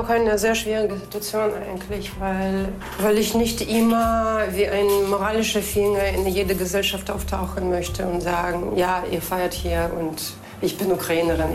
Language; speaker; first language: German; non-native, fluent; Russian